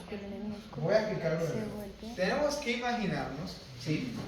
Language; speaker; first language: Spanish; native; Spanish